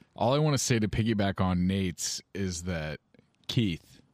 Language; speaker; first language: English; native; English